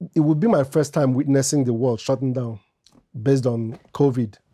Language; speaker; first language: English; non-native, local second language; Igbo